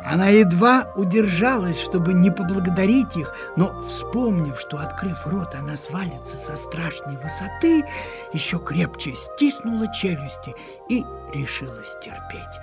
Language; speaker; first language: Russian; native; Russian